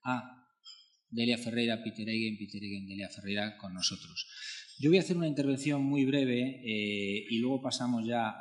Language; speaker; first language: Spanish; native; Spanish